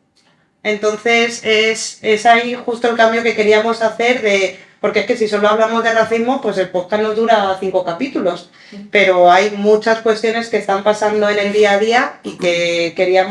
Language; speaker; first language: Spanish; early bilingual, other home language; Arabic